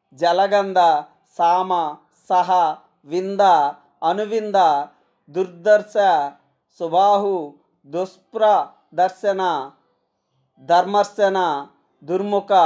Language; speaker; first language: Telugu; native; Telugu